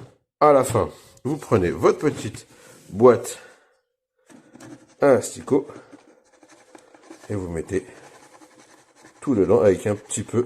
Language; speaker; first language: French; native; French